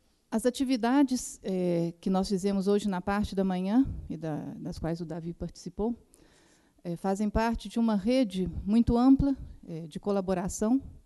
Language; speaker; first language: Portuguese; native; Portuguese